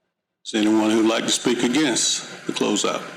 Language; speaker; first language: English; native; English